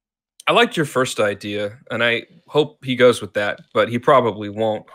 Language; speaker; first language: English; native; English